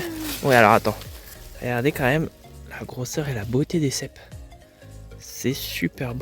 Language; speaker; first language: French; native; French